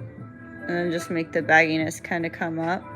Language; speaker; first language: English; native; English